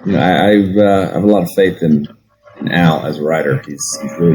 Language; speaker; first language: English; native; English